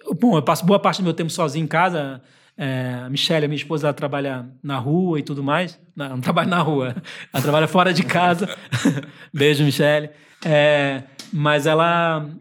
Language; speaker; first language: Portuguese; early bilingual, heritage; Portuguese